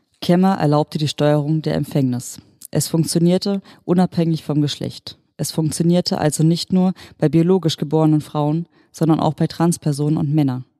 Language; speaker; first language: German; native; German